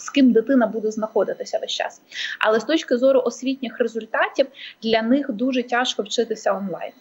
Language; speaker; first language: Ukrainian; native; Ukrainian